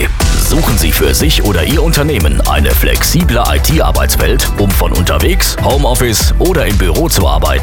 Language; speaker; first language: German; native; German